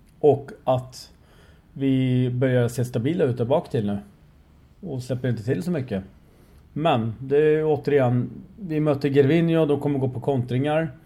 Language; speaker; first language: Swedish; early bilingual, other home language; Persian